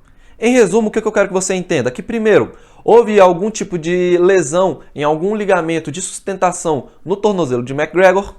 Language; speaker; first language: Portuguese; native; Portuguese